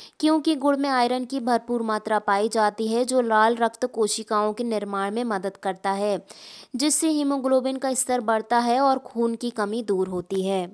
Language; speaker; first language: Hindi; native; Hindi